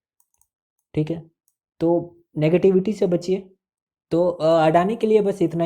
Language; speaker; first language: Hindi; native; Hindi